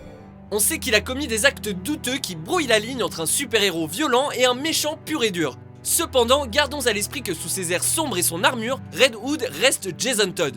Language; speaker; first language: French; native; French